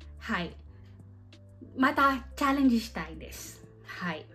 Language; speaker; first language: Japanese; non-native, learner; Filipino